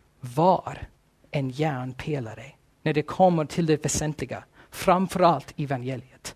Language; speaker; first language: Swedish; non-native, fluent; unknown